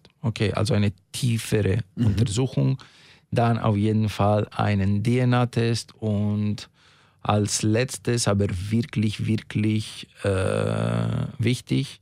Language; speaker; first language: German; non-native, fluent; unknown